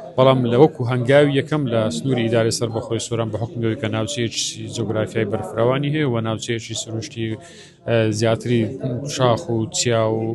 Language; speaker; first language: Central Kurdish; native; Central Kurdish